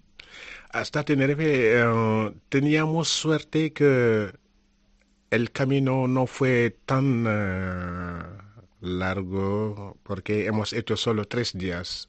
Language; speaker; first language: Spanish; non-native, learner; Wolof